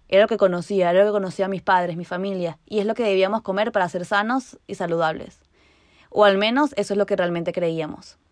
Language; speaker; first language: Spanish; native; Spanish